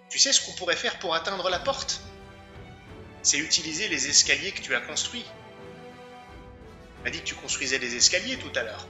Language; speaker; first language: French; native; French